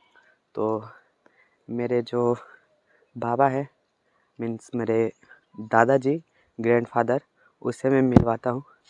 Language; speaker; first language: Hindi; non-native, local second language; Magahi